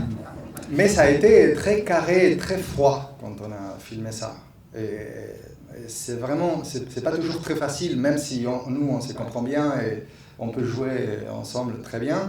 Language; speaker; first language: French; non-native, fluent; Spanish